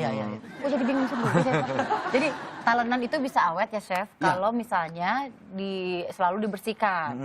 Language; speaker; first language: Indonesian; native; Indonesian